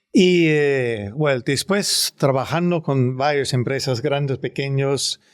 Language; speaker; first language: Spanish; non-native, fluent; Danish